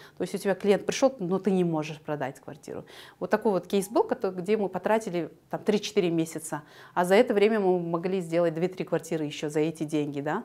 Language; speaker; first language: Russian; non-native, local second language; Kazakh